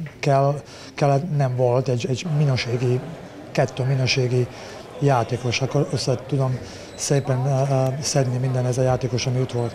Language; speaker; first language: Hungarian; non-native, learner; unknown